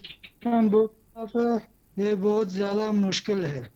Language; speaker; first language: Hindi; non-native, learner; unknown